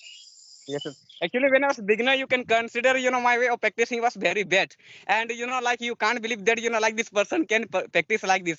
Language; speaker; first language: English; non-native, learner; Santali